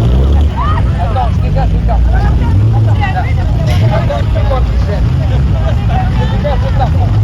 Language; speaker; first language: French; native; French